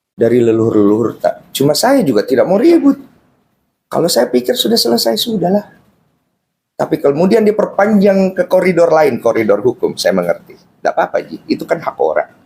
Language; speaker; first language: Indonesian; native; Indonesian